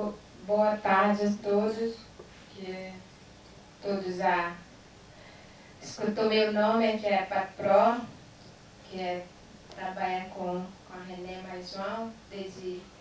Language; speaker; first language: Portuguese; non-native, learner; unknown